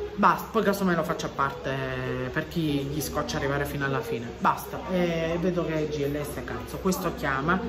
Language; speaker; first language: Italian; early bilingual, other home language; English